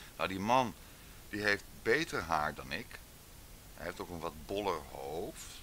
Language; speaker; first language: Dutch; native; Dutch